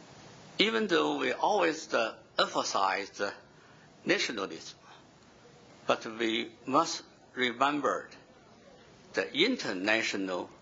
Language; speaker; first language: English; non-native, fluent; Chinese